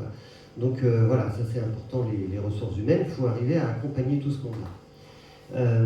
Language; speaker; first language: French; native; French